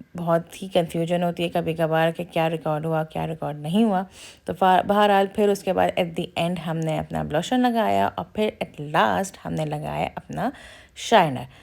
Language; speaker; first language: Urdu; native; Urdu